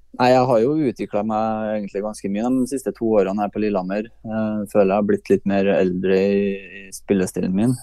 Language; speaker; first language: Norwegian; native; Norwegian